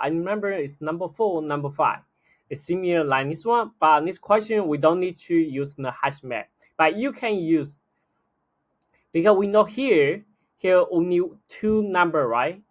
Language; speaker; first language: English; non-native, fluent; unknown